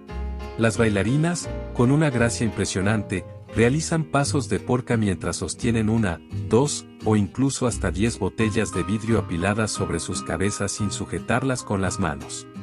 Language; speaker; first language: Spanish; native; Spanish